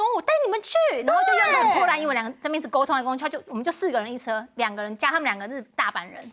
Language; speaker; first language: Chinese; native; Chinese